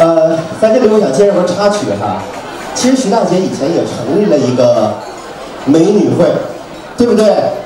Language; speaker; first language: Chinese; native; Chinese